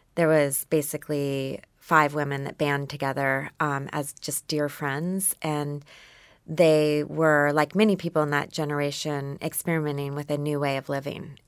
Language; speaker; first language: English; native; English